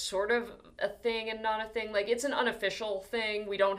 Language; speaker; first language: English; native; English